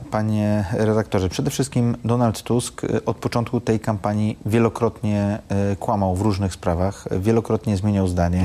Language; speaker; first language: Polish; native; Polish